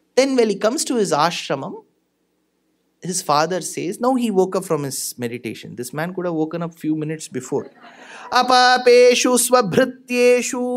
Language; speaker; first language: English; non-native, local second language; Tamil